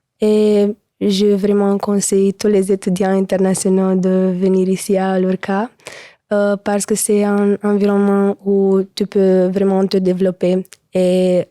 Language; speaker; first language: French; non-native, learner; Romanian